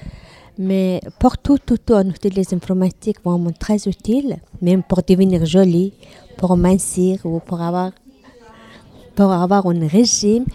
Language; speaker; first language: French; non-native, learner; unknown